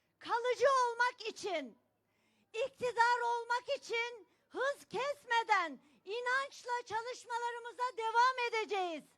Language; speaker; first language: Turkish; native; Turkish